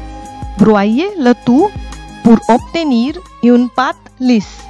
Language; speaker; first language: French; non-native, fluent; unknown